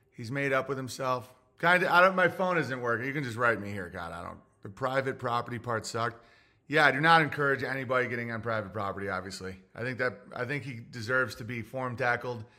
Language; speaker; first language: English; native; English